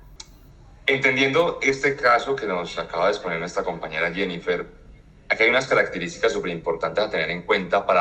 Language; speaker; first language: Spanish; native; Spanish